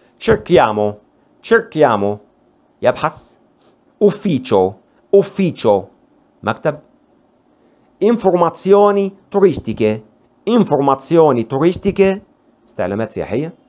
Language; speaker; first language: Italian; non-native, fluent; Arabic